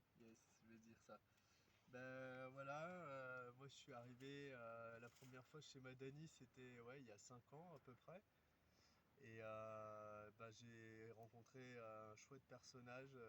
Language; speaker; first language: French; native; French